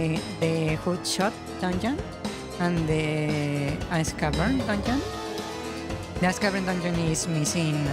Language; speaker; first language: English; non-native, fluent; Spanish